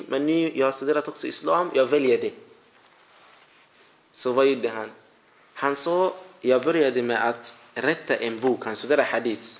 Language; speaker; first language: Swedish; non-native, fluent; Arabic